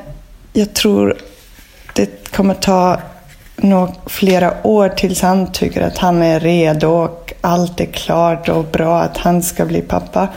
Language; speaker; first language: Swedish; non-native, fluent; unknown